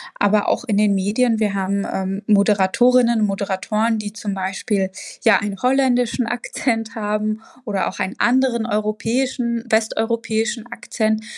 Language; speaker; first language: German; early bilingual, other home language; Arabic